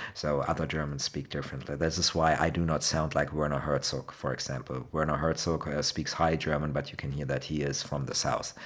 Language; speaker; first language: English; non-native, fluent; German